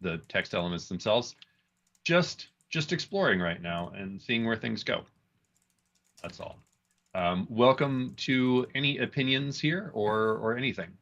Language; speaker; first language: English; native; English